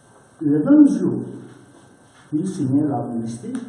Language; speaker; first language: French; non-native, learner; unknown